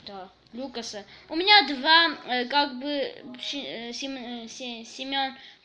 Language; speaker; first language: Russian; early bilingual, heritage; Russian